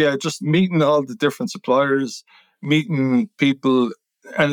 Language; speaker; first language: English; native; English